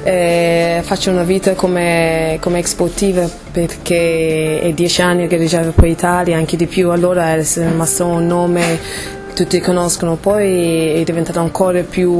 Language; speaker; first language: Italian; non-native, fluent; English